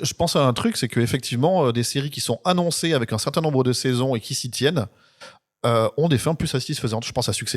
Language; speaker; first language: French; native; French